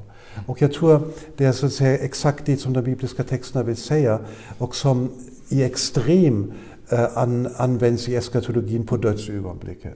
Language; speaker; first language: Swedish; non-native, fluent; German